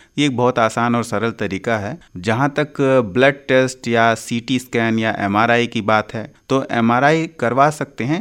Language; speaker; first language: Hindi; native; Hindi